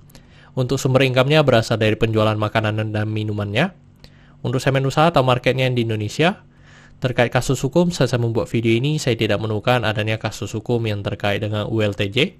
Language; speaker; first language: Indonesian; native; Indonesian